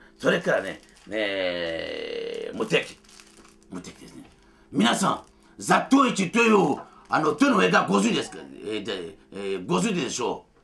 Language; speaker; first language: Japanese; non-native, fluent; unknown